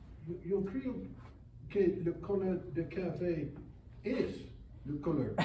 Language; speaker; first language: Spanish; non-native, learner; English